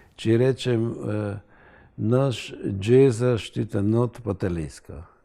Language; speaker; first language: Slovenian; native; Slovenian